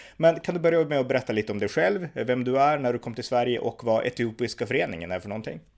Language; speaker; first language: Swedish; native; Swedish